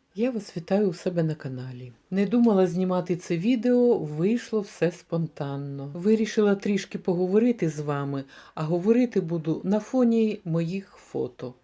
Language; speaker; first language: Ukrainian; native; Ukrainian